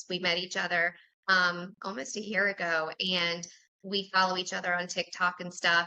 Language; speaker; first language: English; native; English